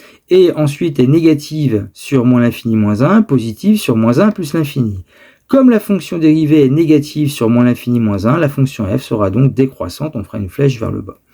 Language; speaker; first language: French; native; French